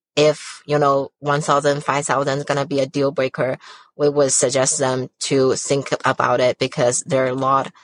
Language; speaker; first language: English; non-native, fluent; Chinese